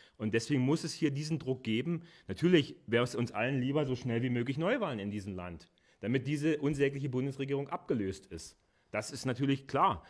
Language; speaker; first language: German; native; German